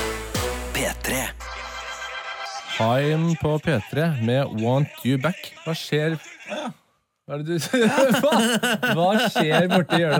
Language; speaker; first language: Norwegian; native; Norwegian